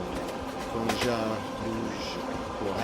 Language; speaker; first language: French; non-native, learner; English